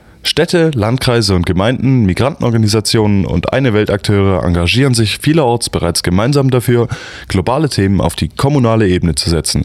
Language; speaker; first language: German; native; German